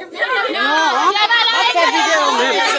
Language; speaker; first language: Spanish; non-native, learner; Haitian Creole